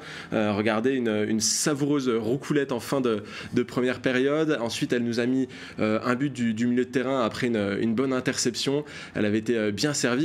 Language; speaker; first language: French; native; French